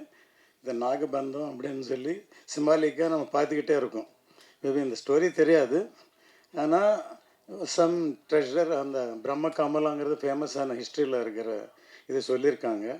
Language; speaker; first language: Tamil; native; Tamil